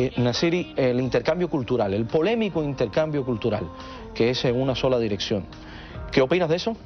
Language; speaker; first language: Spanish; native; Spanish